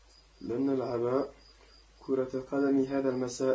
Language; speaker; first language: Arabic; non-native, learner; French